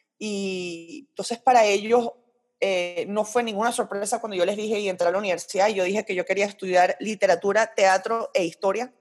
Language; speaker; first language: Spanish; early bilingual, heritage; Spanish